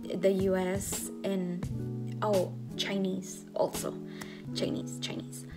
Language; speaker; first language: English; non-native, fluent; Spanish